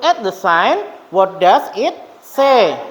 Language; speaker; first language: English; non-native, fluent; Indonesian